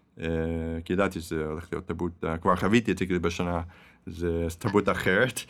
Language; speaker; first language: Hebrew; non-native, fluent; English